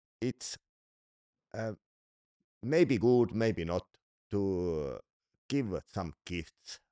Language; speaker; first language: English; non-native, learner; Estonian